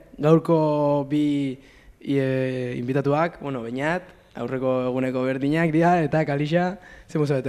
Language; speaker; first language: Basque; native; Basque